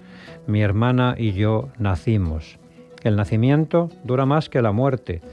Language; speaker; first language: Spanish; native; Spanish